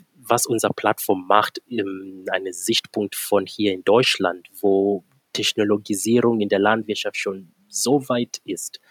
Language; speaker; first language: German; non-native, fluent; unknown